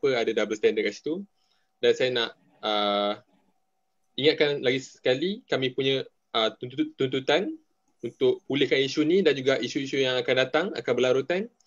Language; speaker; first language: Malay; native; Malay